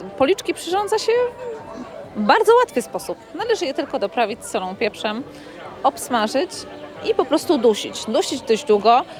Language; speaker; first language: Polish; native; Polish